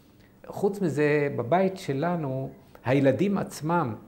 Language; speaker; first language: Hebrew; non-native, fluent; Arabic